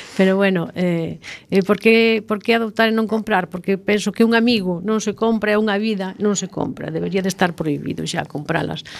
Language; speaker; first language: Galician; non-native, local second language; Spanish